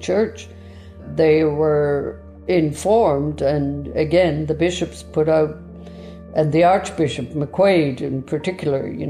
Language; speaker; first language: English; native; English